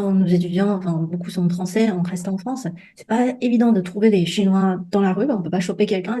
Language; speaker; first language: French; non-native, fluent; Chinese